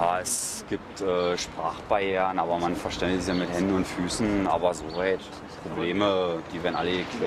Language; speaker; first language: German; native; German